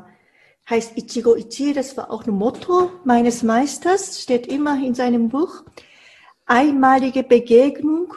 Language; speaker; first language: German; non-native, fluent; Japanese